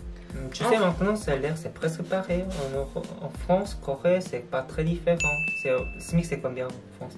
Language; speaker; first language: French; non-native, learner; Korean